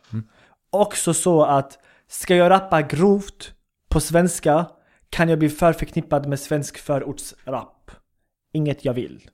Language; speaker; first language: Swedish; early bilingual, other home language; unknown